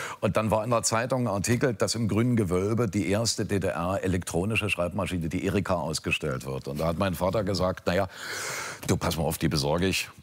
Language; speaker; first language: German; native; German